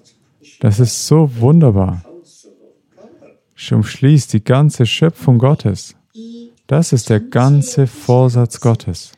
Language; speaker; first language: German; non-native, fluent; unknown